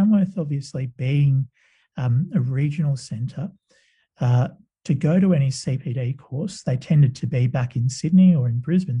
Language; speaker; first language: English; native; English